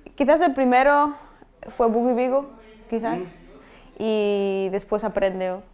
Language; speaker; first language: Spanish; non-native, local second language; Galician